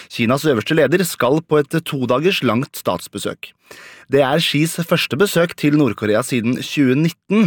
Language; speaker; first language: Norwegian; native; Norwegian